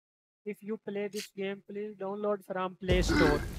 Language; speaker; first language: English; non-native, learner; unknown